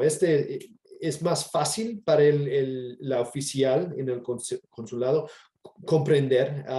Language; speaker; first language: Spanish; non-native, fluent; English